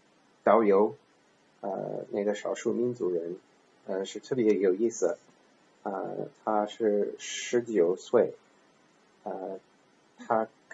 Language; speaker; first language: Chinese; non-native, learner; English